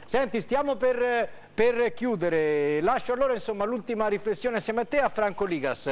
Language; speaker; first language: Italian; native; Italian